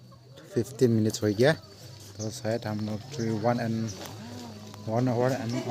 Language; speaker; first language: Hindi; non-native, local second language; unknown